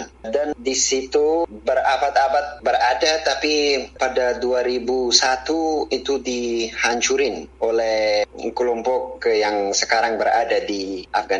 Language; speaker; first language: Indonesian; non-native, fluent; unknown